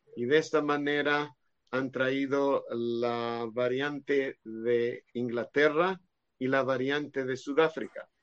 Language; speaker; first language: Spanish; non-native, fluent; Hebrew